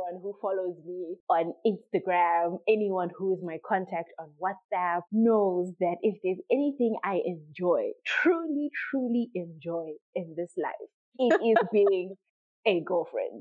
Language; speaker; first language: English; non-native, local second language; Shona